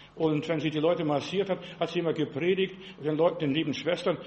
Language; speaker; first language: German; non-native, fluent; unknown